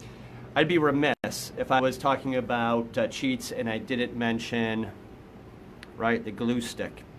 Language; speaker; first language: English; native; English